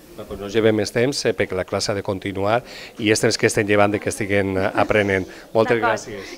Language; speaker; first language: Catalan; native; Catalan